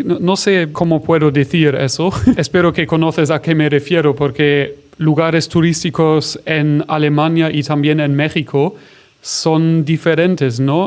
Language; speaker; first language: Spanish; non-native, fluent; German